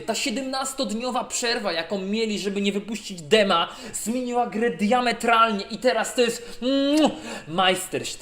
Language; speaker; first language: Polish; native; Polish